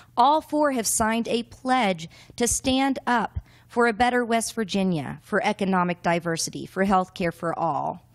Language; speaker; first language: English; native; English